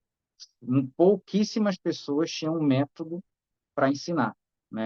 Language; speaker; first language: Portuguese; native; Portuguese